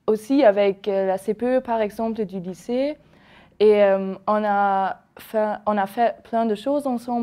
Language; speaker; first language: French; non-native, fluent; German